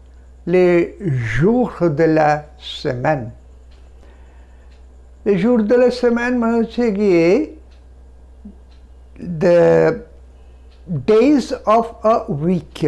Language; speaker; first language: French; non-native, fluent; Bangla